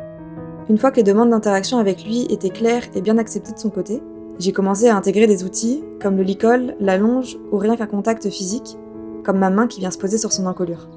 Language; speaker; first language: French; native; French